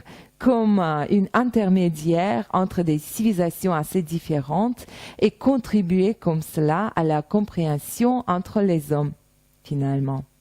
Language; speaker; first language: French; non-native, fluent; Russian